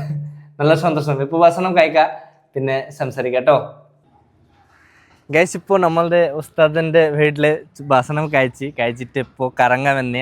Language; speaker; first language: Malayalam; non-native, learner; Bangla